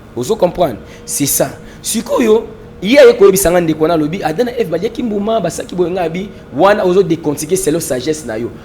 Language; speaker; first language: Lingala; non-native, local second language; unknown